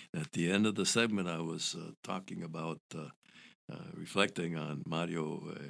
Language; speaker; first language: English; early bilingual, other home language; Spanish